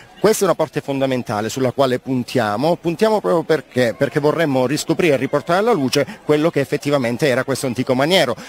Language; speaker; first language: Italian; native; Italian